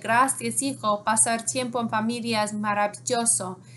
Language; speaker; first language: Spanish; non-native, fluent; English